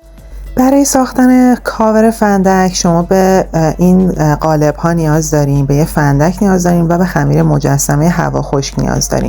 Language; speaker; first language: Persian; native; Persian